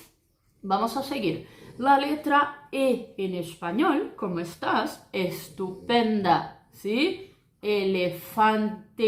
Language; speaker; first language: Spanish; non-native, fluent; Portuguese